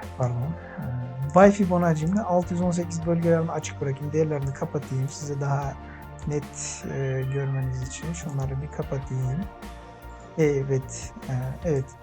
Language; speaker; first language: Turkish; non-native, fluent; Uzbek